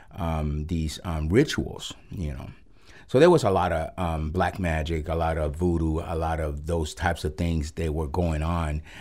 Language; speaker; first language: English; early bilingual, other home language; Spanish